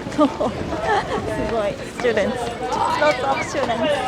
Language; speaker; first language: English; non-native, fluent; Japanese